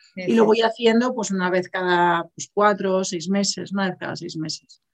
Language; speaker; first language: Spanish; native; Spanish